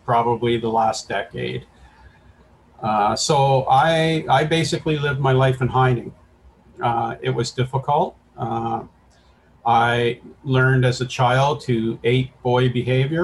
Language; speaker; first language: English; native; English